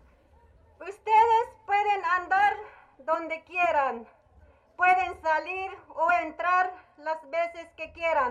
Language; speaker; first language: Spanish; non-native, local second language; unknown